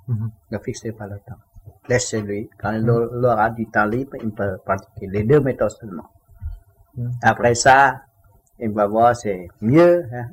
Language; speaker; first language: French; non-native, learner; Vietnamese